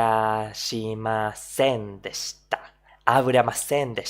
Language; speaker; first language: Japanese; non-native, learner; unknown